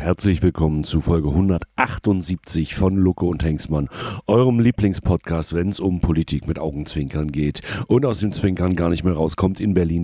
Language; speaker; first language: German; native; German